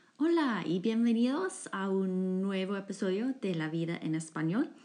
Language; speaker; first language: Spanish; non-native, fluent; English